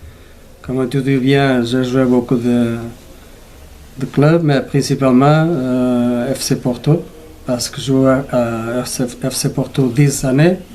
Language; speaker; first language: French; non-native, learner; Portuguese